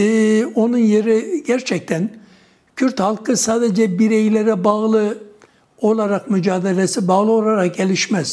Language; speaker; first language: Turkish; non-native, local second language; Kurdish